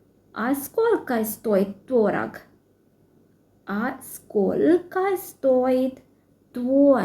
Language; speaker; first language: Russian; non-native, fluent; Sinhala